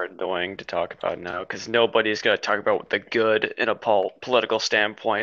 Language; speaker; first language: English; native; English